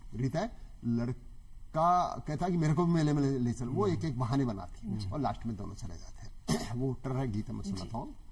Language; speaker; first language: Hindi; non-native, local second language; Marwari